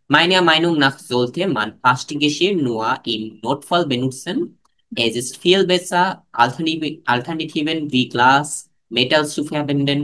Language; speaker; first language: German; non-native, fluent; Bangla